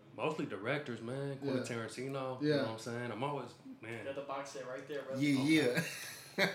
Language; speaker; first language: English; native; English